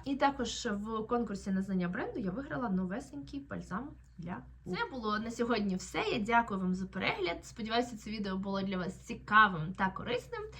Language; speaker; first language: Ukrainian; native; Ukrainian